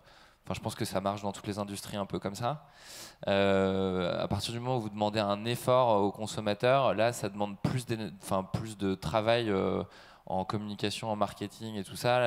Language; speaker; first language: French; native; French